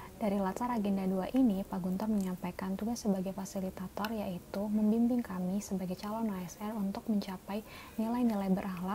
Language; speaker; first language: Indonesian; native; Indonesian